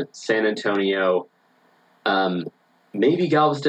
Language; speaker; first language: English; native; English